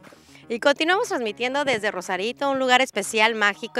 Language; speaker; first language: Spanish; native; Spanish